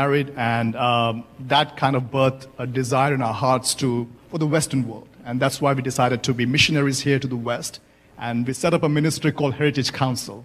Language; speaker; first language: English; non-native, local second language; Malayalam